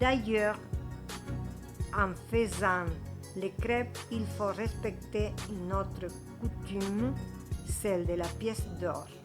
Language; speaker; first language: French; non-native, fluent; Spanish